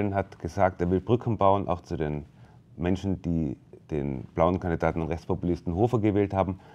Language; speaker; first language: German; native; German